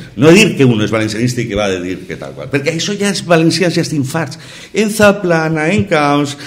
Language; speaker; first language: Spanish; non-native, local second language; Catalan